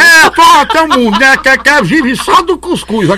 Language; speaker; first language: Portuguese; native; Portuguese